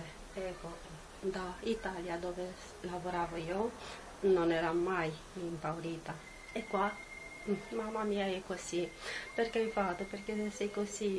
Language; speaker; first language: Italian; non-native, learner; Romanian